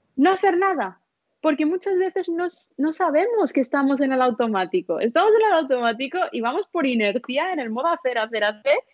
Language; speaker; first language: Spanish; early bilingual, other home language; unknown